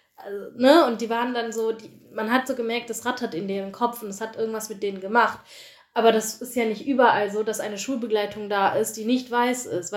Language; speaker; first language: German; early bilingual, other home language; Tamil